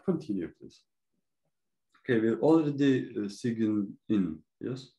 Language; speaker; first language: English; non-native, fluent; Ukrainian